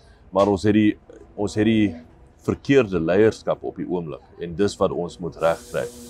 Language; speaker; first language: Afrikaans; non-native, local second language; English